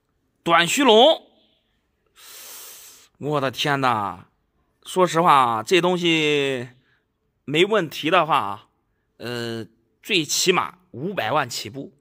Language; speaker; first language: Chinese; native; Chinese